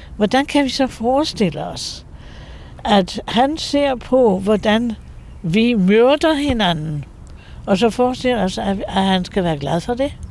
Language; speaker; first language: Danish; native; Danish